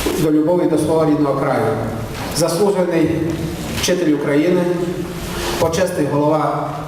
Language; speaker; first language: Ukrainian; native; Ukrainian